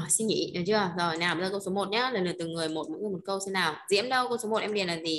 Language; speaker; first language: Vietnamese; native; Vietnamese